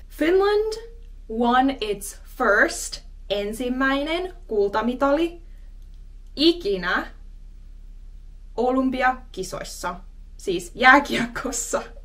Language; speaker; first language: Finnish; native; Finnish